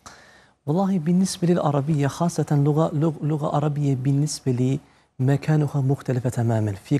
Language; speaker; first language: Arabic; non-native, fluent; Turkish